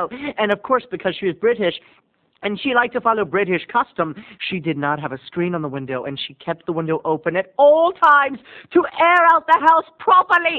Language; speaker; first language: English; native; English